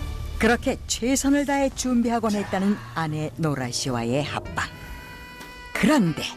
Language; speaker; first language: Korean; native; Korean